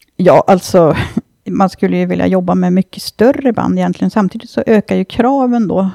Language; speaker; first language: Swedish; native; Swedish